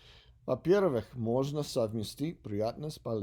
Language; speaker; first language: Russian; non-native, learner; English